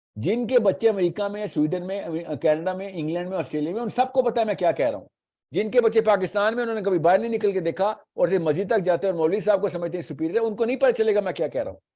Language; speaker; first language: Urdu; native; Urdu